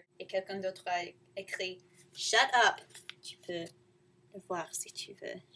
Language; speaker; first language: French; non-native, learner; English